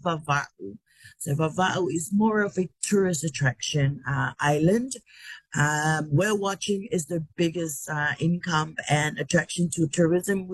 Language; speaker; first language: English; non-native, fluent; Tongan